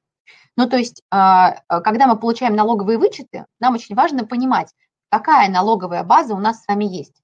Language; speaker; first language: Russian; native; Russian